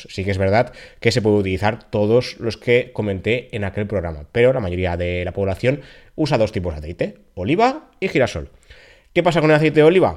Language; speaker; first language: Spanish; native; Spanish